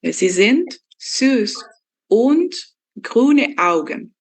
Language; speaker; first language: German; non-native, learner; Spanish